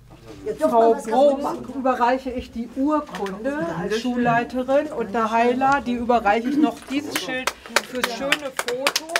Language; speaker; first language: German; native; German